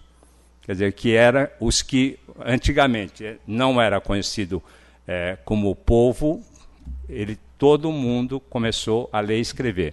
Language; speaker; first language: Portuguese; early bilingual, other home language; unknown